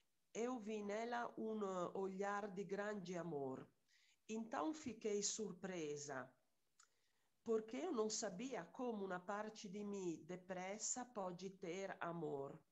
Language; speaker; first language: Portuguese; non-native, fluent; Italian